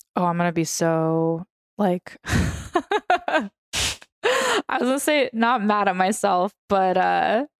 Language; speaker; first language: English; early bilingual, other home language; Russian